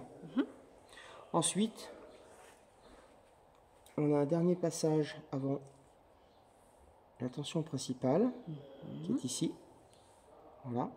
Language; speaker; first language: French; native; French